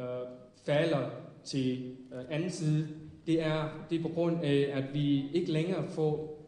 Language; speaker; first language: Danish; non-native, fluent; Vietnamese